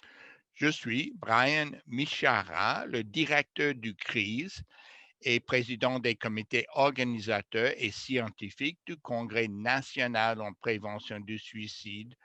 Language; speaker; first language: French; non-native, fluent; English